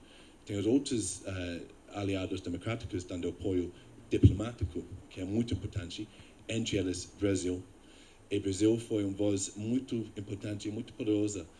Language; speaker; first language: Portuguese; non-native, fluent; English